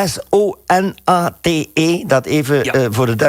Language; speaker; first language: Dutch; native; Dutch